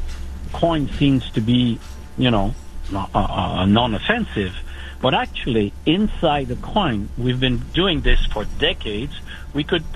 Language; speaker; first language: English; non-native, local second language; French